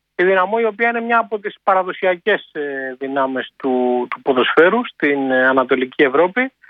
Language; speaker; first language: Greek; native; Greek